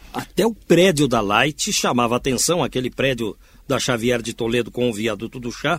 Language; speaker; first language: Portuguese; native; Portuguese